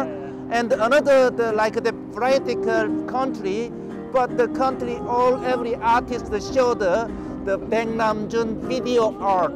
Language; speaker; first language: English; non-native, learner; Korean